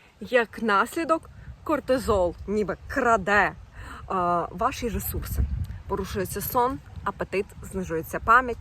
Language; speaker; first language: Ukrainian; non-native, local second language; Russian